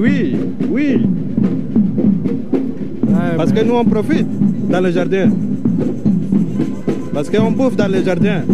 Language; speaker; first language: French; non-native, learner; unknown